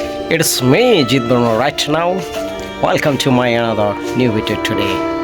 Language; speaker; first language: English; non-native, learner; Bangla